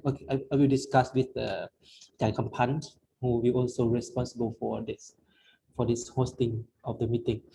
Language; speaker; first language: English; non-native, fluent; Lao